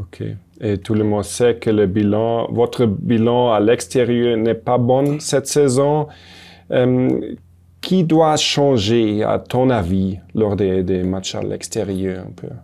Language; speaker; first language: French; non-native, fluent; German